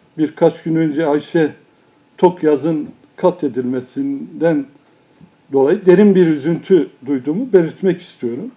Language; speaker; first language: Turkish; non-native, local second language; Kurdish